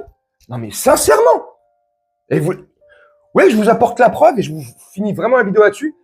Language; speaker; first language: French; native; French